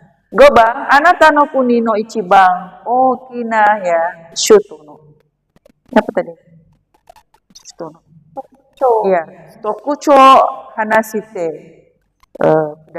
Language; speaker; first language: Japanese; non-native, fluent; Indonesian